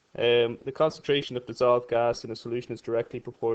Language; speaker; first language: English; native; English